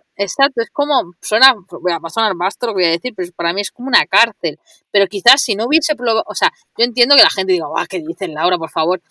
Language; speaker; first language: Spanish; native; Spanish